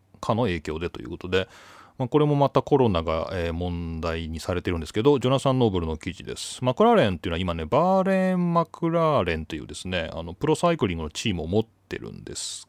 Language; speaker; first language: Japanese; native; Japanese